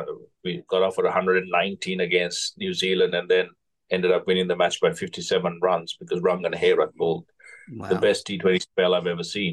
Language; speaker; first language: English; non-native, local second language; Sinhala